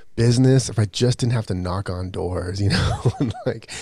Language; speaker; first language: English; native; English